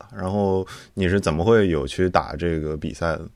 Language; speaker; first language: Chinese; native; Chinese